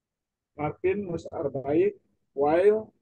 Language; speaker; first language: German; non-native, learner; Indonesian